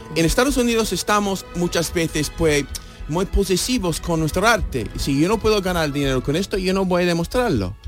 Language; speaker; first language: Spanish; non-native, fluent; English